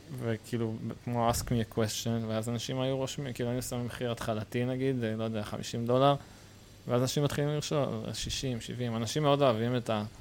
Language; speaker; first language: Hebrew; native; Hebrew